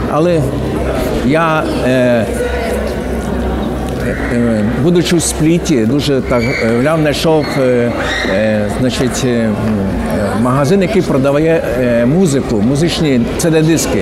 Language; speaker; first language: Ukrainian; native; Ukrainian